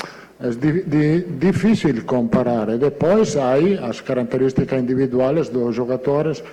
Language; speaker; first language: Portuguese; non-native, fluent; Italian